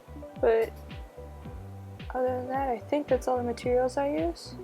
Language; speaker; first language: English; native; English